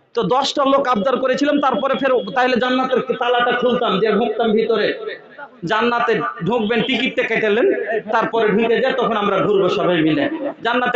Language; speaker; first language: Bangla; non-native, local second language; Bhojpuri